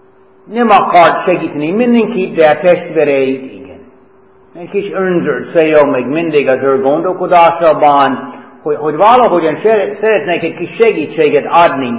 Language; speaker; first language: Hungarian; non-native, fluent; English